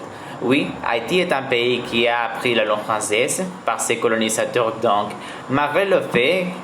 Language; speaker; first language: French; non-native, learner; Spanish